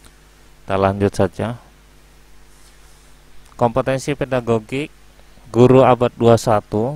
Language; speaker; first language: Indonesian; native; Indonesian